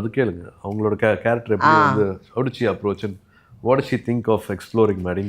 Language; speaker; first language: Tamil; native; Tamil